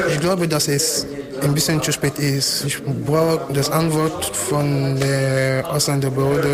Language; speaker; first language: German; non-native, fluent; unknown